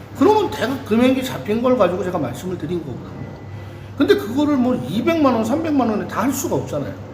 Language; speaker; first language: Korean; native; Korean